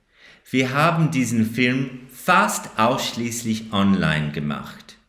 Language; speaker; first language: German; non-native, fluent; English